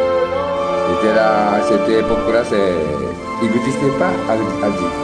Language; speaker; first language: French; non-native, learner; Japanese